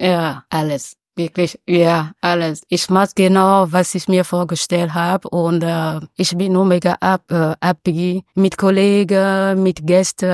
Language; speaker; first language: German; non-native, learner; French